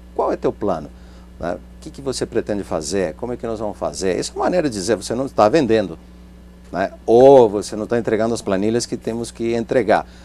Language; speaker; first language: Portuguese; non-native, fluent; Spanish